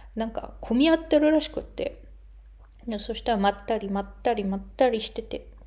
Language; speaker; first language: Japanese; non-native, fluent; German